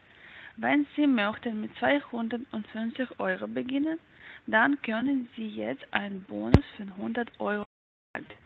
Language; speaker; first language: German; non-native, learner; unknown